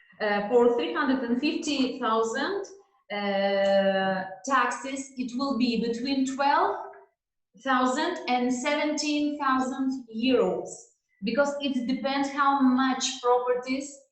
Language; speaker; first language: English; non-native, learner; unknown